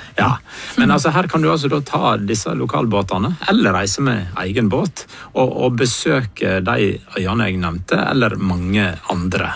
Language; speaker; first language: Norwegian; native; Norwegian